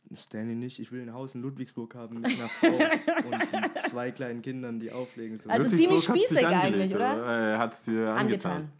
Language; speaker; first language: German; native; German